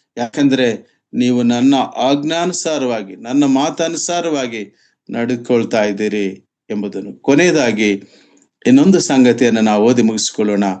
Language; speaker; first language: Kannada; non-native, local second language; Telugu